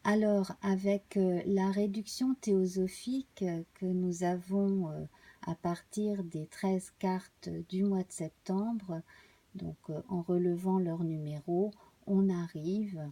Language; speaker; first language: French; native; French